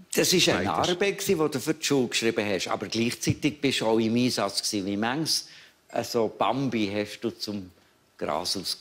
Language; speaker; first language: German; native; German